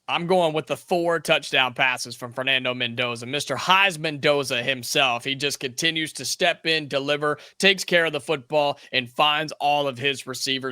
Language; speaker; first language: English; native; English